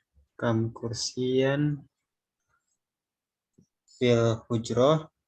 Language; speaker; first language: Arabic; non-native, learner; Indonesian